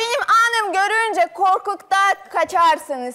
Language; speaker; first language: Turkish; non-native, learner; Russian